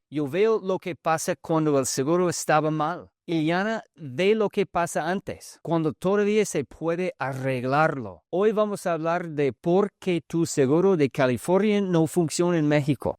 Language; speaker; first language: Spanish; early bilingual, heritage; English